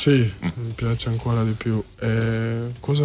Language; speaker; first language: Italian; non-native, learner; Serbian